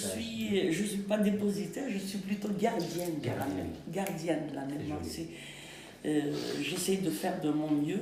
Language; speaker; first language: French; non-native, local second language; Kabyle